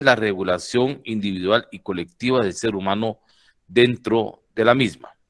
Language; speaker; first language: Spanish; native; Spanish